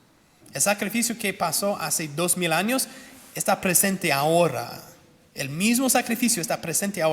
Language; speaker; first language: Spanish; non-native, fluent; English